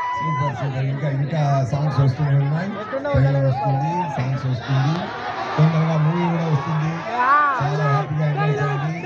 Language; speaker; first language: Telugu; non-native, learner; Tamil